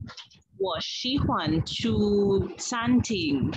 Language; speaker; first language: Chinese; non-native, learner; English